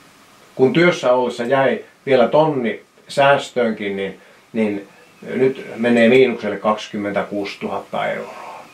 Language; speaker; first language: Finnish; native; Finnish